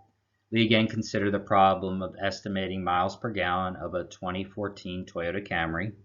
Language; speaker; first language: English; native; English